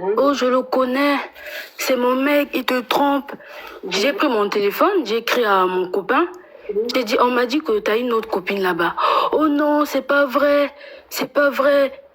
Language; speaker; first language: French; non-native, local second language; Lingala